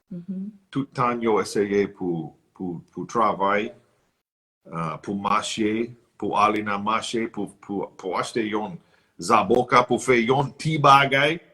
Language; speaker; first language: Haitian Creole; non-native, learner; English